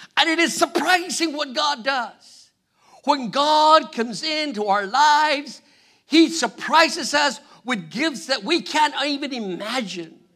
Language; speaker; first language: English; non-native, fluent; Spanish